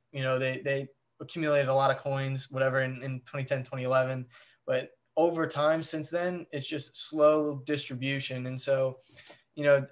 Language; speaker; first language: English; native; English